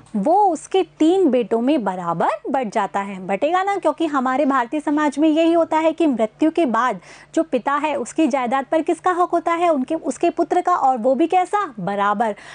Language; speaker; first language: Hindi; native; Hindi